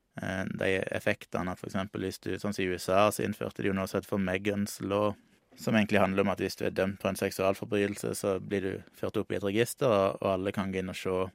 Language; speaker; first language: Norwegian; native; Norwegian